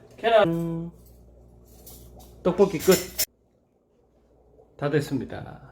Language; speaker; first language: Korean; native; Korean